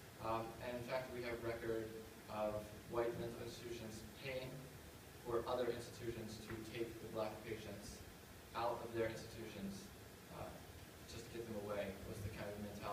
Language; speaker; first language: English; native; English